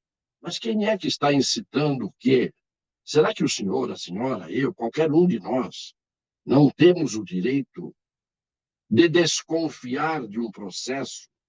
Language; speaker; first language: Portuguese; native; Portuguese